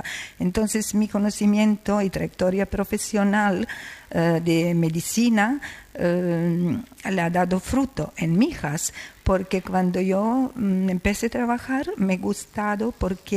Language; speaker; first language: Spanish; non-native, learner; Serbian